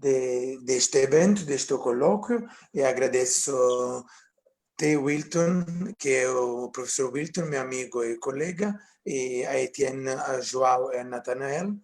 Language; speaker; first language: Portuguese; non-native, fluent; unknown